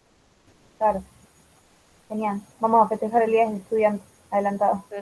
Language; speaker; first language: Spanish; native; Spanish